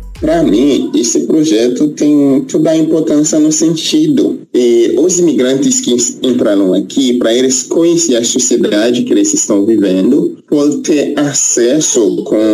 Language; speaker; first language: Portuguese; non-native, fluent; Haitian Creole